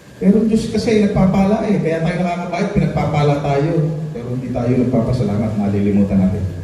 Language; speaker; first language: Filipino; native; Filipino